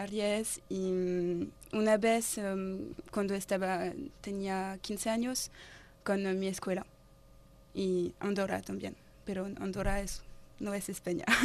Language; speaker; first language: Spanish; non-native, learner; French